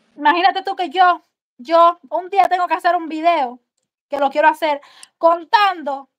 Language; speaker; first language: Spanish; native; Spanish